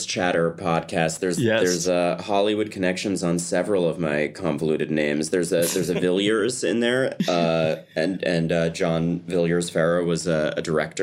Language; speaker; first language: English; native; English